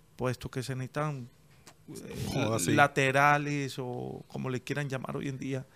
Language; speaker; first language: Spanish; native; Spanish